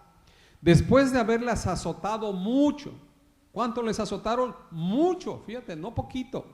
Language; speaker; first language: Spanish; native; Spanish